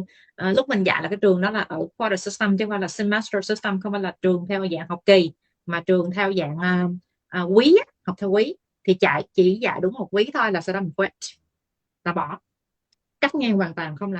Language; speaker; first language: Vietnamese; native; Vietnamese